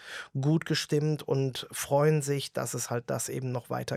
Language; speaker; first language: German; native; German